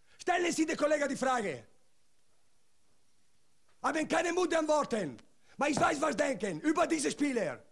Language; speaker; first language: German; non-native, learner; Italian